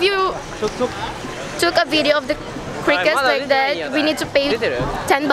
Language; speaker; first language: English; non-native, fluent; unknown